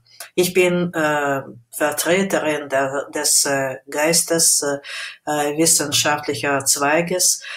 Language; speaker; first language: German; non-native, fluent; Russian